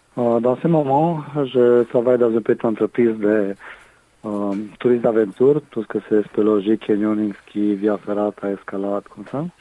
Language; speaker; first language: French; non-native, fluent; Romanian